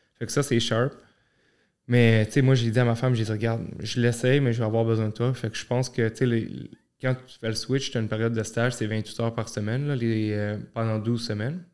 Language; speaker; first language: French; early bilingual, other home language; Arabic